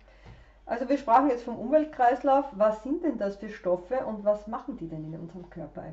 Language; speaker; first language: German; native; German